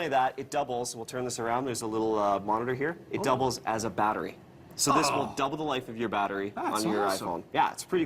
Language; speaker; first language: English; native; English